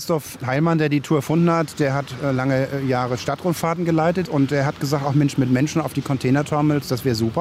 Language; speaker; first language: German; native; German